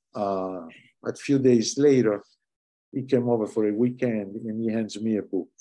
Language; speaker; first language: English; non-native, fluent; Italian